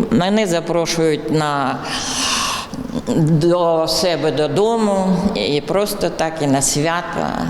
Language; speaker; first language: Ukrainian; non-native, local second language; Russian